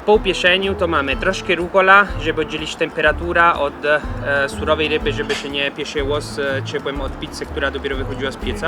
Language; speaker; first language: Polish; non-native, learner; Italian